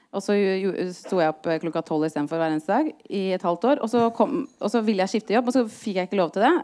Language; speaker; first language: Norwegian; native; Norwegian